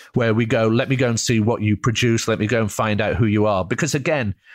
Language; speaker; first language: English; native; English